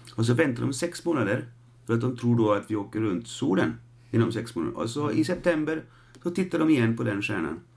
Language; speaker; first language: Swedish; non-native, fluent; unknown